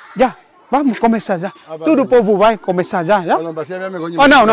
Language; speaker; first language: Portuguese; non-native, learner; Vietnamese